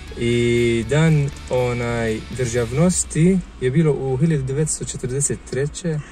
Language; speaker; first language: Serbian; non-native, fluent; Arabic